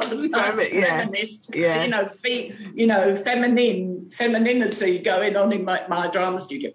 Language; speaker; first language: English; non-native, local second language; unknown